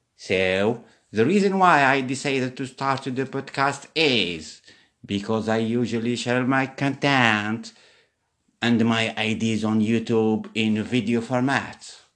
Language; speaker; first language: English; non-native, fluent; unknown